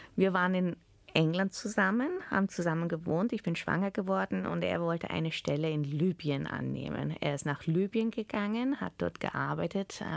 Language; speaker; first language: German; early bilingual, heritage; German